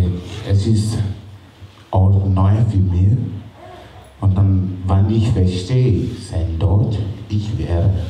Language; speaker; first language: German; non-native, learner; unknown